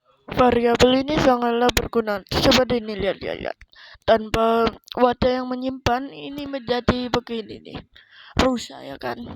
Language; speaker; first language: Indonesian; native; Indonesian